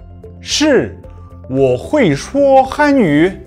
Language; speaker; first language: Chinese; non-native, fluent; Kazakh